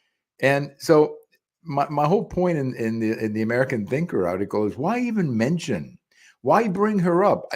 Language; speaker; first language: English; early bilingual, other home language; Spanish